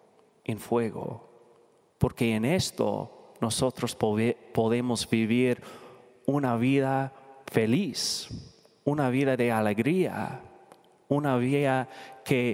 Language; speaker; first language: Spanish; non-native, learner; English